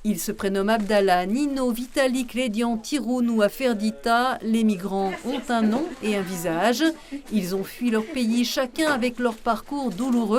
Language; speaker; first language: French; native; French